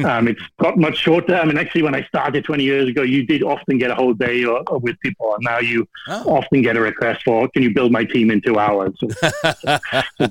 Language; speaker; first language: English; native; English